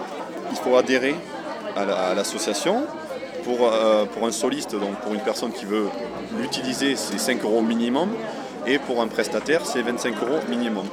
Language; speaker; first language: French; native; French